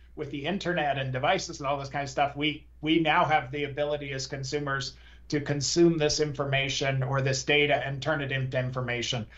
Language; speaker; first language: English; native; English